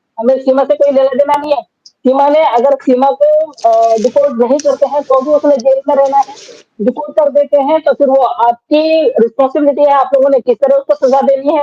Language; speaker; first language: Hindi; native; Hindi